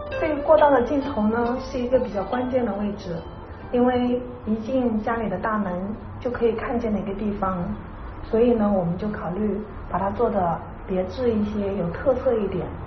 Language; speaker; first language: Chinese; native; Chinese